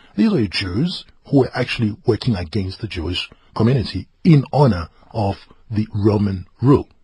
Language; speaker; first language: English; non-native, local second language; Zulu